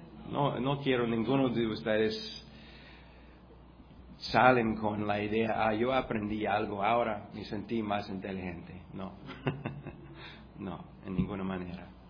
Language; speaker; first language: Spanish; non-native, fluent; English